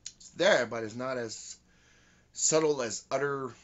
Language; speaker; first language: English; early bilingual, other home language; French